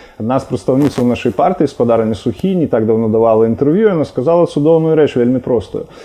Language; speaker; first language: Belarusian; non-native, local second language; Russian